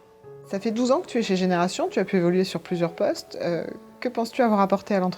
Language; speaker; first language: French; native; French